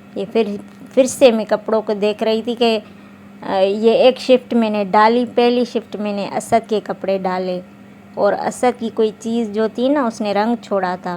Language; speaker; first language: Urdu; non-native, local second language; Sindhi